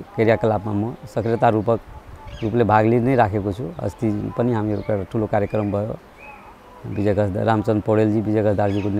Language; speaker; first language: Nepali; non-native, local second language; Maithili